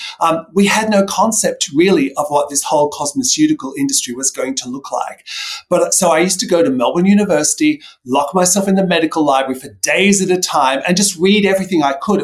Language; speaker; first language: English; native; English